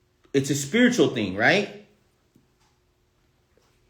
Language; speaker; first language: English; native; English